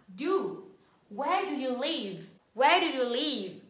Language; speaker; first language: English; non-native, fluent; Vietnamese